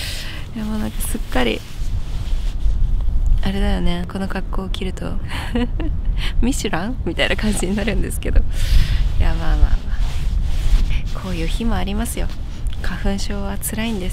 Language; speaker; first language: Japanese; native; Japanese